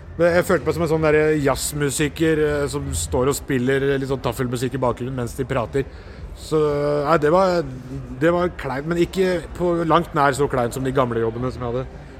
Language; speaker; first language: Norwegian; early bilingual, other home language; Urdu